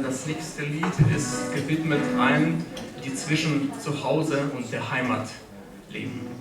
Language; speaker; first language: German; non-native, fluent; Ukrainian